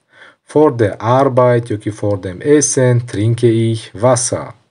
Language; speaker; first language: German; non-native, learner; Tajik